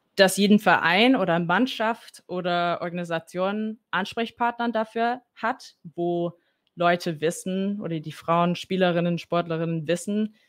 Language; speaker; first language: German; non-native, fluent; English